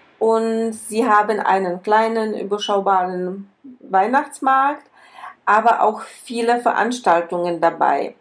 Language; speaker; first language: German; non-native, fluent; Czech